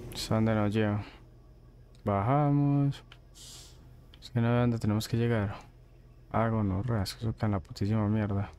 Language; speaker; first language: Spanish; native; Spanish